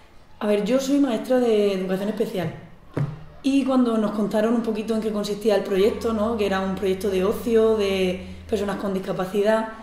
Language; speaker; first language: Spanish; native; Spanish